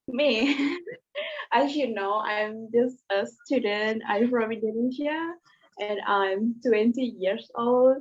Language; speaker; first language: English; non-native, learner; Indonesian